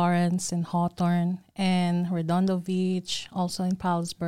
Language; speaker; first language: English; non-native, local second language; Filipino